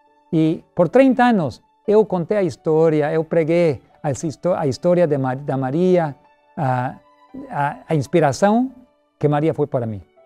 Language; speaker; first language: Portuguese; non-native, learner; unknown